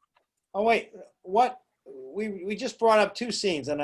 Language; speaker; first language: English; native; English